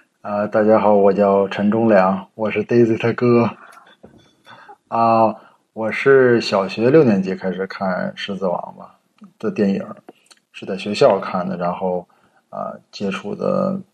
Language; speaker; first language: Chinese; native; Chinese